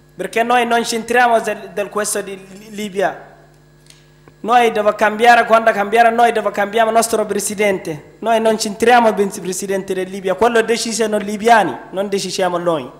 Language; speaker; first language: Italian; non-native, learner; Arabic